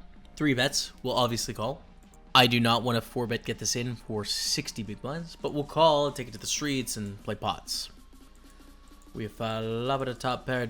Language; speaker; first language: English; native; English